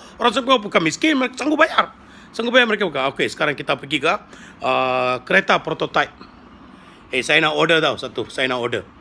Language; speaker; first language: Malay; non-native, local second language; Tamil